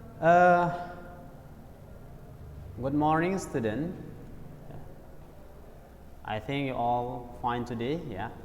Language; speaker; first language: English; non-native, learner; Indonesian